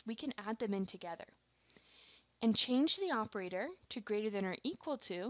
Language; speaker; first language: English; native; English